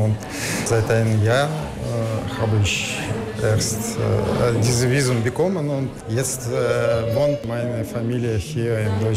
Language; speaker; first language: German; non-native, learner; Russian